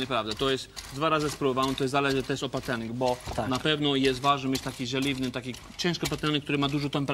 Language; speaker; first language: Polish; non-native, fluent; French